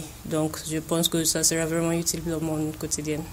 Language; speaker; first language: French; non-native, fluent; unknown